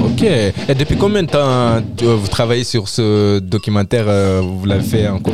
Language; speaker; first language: French; native; French